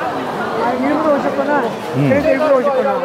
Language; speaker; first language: Korean; native; Korean